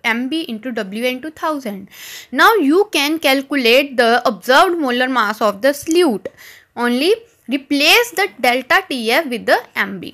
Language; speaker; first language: English; non-native, local second language; Punjabi